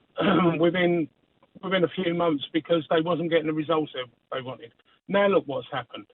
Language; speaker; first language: English; native; English